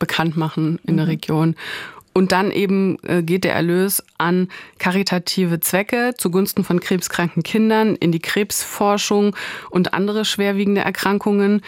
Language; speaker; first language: German; native; German